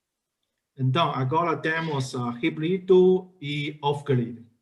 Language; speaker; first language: Portuguese; non-native, learner; Chinese